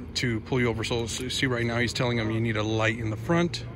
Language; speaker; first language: English; early bilingual, other home language; Spanish